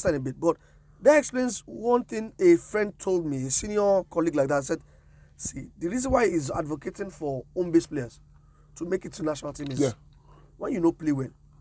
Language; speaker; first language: English; non-native, local second language; Yoruba